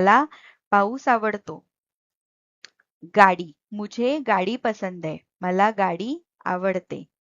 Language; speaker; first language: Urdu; non-native, local second language; Marathi